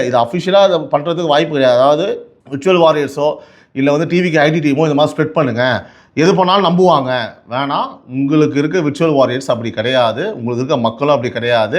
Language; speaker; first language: Tamil; native; Tamil